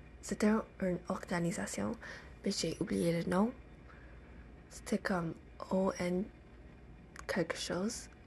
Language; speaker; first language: French; non-native, learner; English